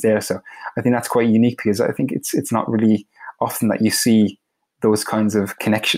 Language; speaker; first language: English; native; English